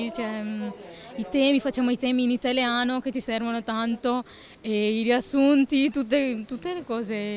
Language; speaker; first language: Italian; early bilingual, other home language; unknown